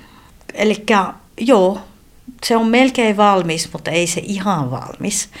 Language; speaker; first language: Finnish; non-native, fluent; French